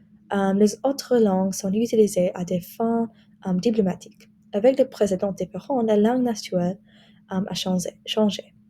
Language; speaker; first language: French; non-native, learner; English